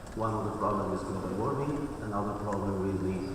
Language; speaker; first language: English; non-native, fluent; Italian